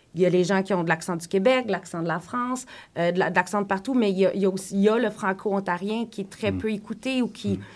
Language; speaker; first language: French; native; French